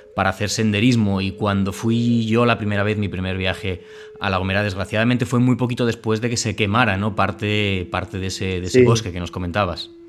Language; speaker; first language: Spanish; native; Spanish